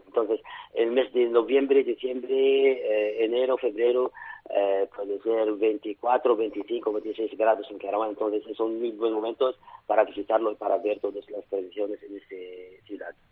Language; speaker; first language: Spanish; non-native, fluent; Arabic